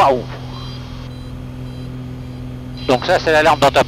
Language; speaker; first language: French; native; French